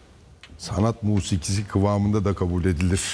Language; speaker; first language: Turkish; native; Turkish